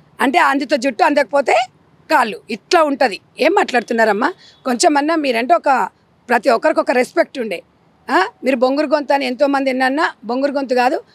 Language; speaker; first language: Telugu; native; Telugu